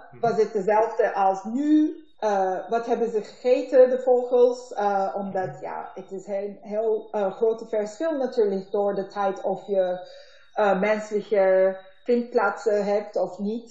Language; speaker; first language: Dutch; non-native, learner; Turkish